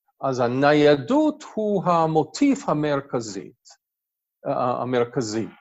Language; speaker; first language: Hebrew; non-native, fluent; English